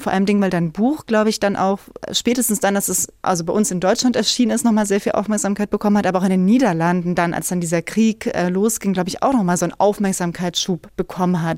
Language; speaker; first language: German; native; German